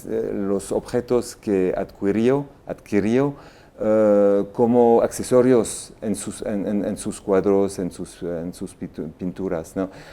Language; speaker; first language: Spanish; non-native, fluent; French